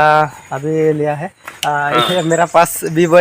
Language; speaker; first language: Hindi; non-native, local second language; Assamese